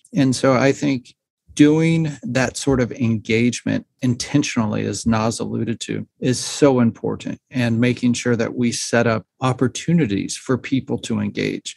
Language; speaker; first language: English; native; English